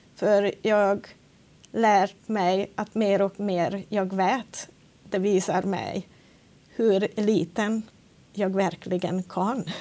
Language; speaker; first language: Swedish; non-native, fluent; Hungarian